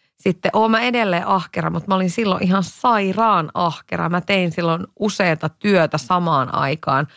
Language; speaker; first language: Finnish; native; Finnish